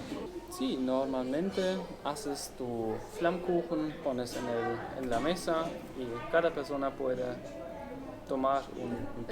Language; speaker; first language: Spanish; non-native, learner; German